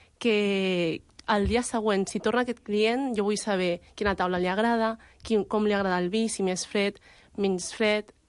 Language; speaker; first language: Catalan; early bilingual, other home language; Vietnamese